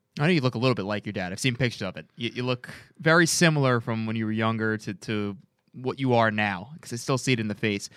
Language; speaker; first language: English; native; English